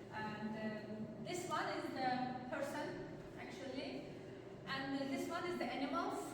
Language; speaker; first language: English; non-native, learner; Azerbaijani